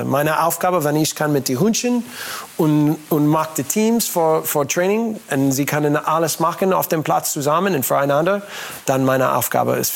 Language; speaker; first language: German; non-native, learner; English